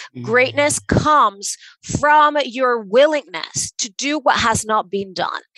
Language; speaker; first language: English; non-native, fluent; Spanish